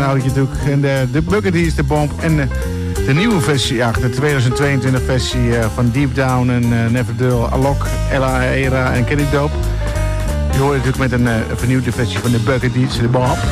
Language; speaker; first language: Dutch; native; Dutch